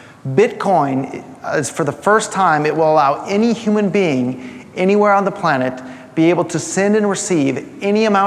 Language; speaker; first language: English; native; English